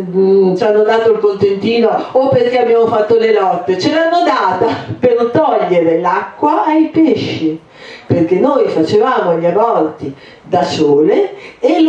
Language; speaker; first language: Italian; native; Italian